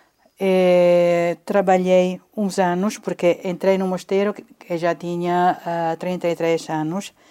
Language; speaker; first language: Portuguese; non-native, fluent; Italian